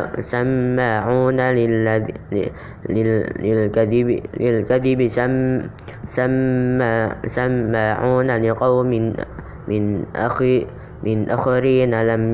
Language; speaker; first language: Arabic; non-native, learner; Indonesian